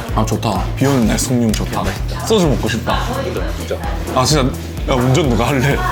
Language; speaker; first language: Korean; native; Korean